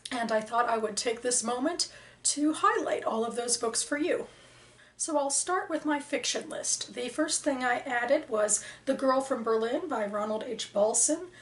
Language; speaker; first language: English; native; English